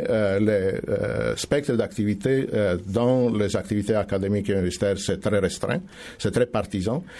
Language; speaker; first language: French; non-native, fluent; Romanian